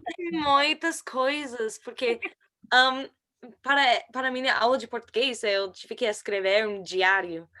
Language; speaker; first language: Portuguese; non-native, learner; English